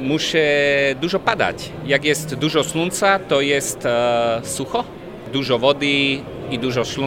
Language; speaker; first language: Polish; non-native, learner; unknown